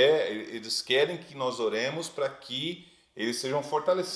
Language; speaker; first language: Portuguese; native; Portuguese